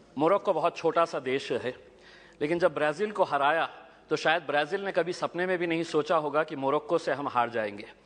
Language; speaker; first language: Hindi; non-native, local second language; Urdu